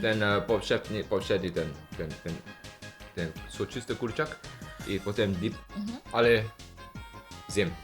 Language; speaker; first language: Polish; non-native, learner; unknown